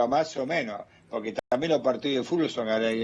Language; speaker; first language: Spanish; native; Spanish